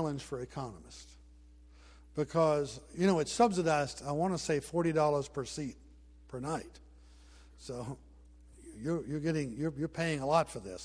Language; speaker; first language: English; native; English